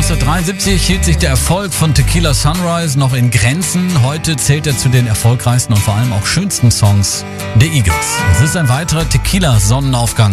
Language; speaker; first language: German; native; German